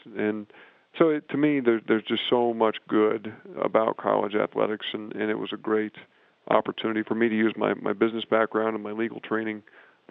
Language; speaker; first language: English; native; English